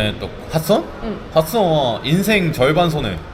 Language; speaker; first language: Japanese; non-native, fluent; Korean